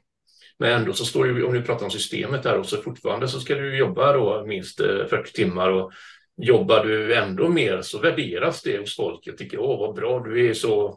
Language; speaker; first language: Swedish; native; Swedish